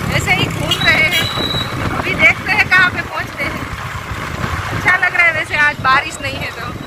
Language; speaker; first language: Hindi; non-native, local second language; Gujarati